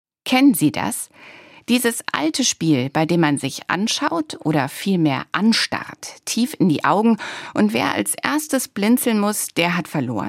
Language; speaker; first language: German; native; German